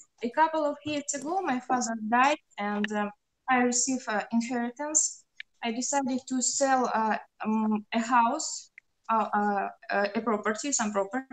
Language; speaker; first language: English; non-native, learner; Russian